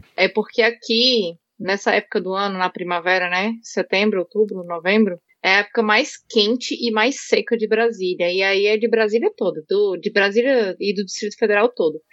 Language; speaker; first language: Portuguese; native; Portuguese